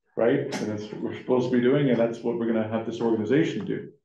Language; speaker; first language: English; native; English